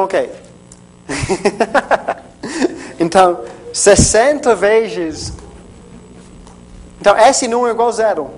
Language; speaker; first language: Portuguese; non-native, fluent; English